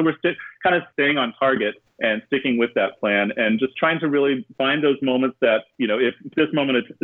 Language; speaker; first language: English; native; English